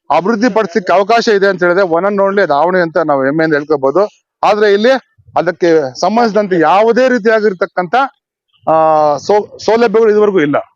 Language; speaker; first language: Kannada; native; Kannada